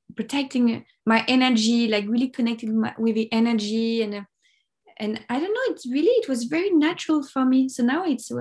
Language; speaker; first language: English; non-native, fluent; French